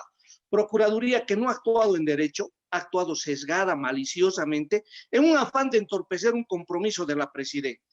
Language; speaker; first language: Spanish; native; Spanish